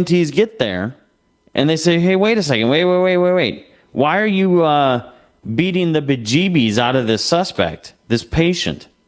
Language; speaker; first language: English; native; English